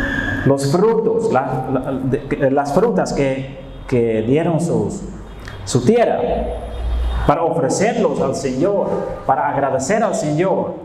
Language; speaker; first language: Spanish; non-native, fluent; Dutch